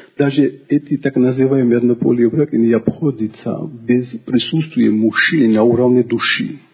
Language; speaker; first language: Russian; non-native, local second language; Georgian